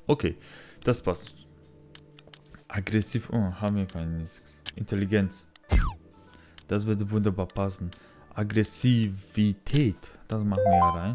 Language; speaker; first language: German; non-native, learner; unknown